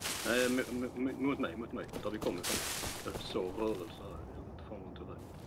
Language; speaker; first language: Swedish; native; Swedish